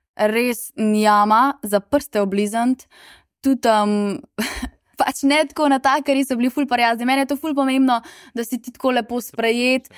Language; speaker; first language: Slovenian; native; Slovenian